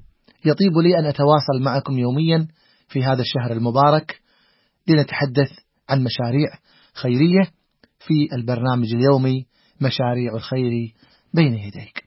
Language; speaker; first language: Arabic; native; Arabic